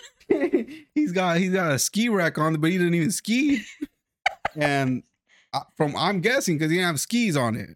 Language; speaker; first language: English; early bilingual, other home language; Spanish